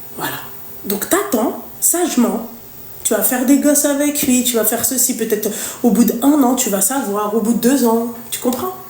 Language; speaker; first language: French; native; French